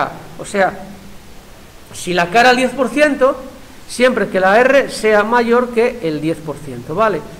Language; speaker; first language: Spanish; native; Spanish